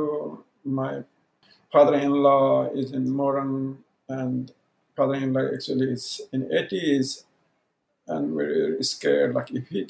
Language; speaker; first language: English; non-native, local second language; Maithili